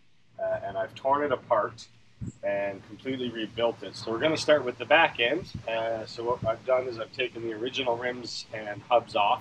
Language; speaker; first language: English; native; English